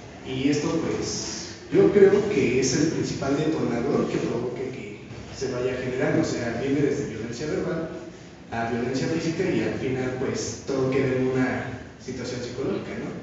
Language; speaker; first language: Spanish; native; Spanish